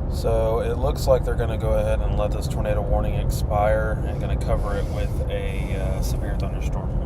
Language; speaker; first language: English; native; English